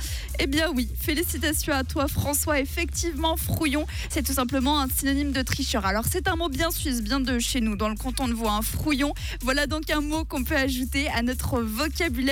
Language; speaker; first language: French; native; French